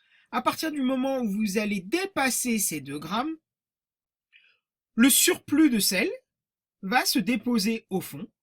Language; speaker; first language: French; native; French